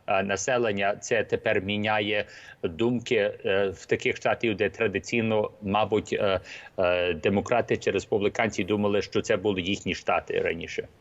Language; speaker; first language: Ukrainian; early bilingual, heritage; Ukrainian